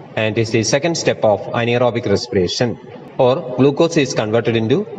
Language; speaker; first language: English; non-native, local second language; Malayalam